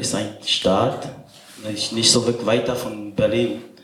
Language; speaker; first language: German; non-native, learner; French